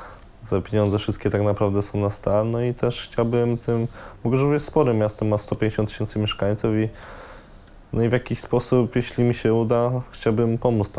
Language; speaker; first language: Polish; early bilingual, heritage; Polish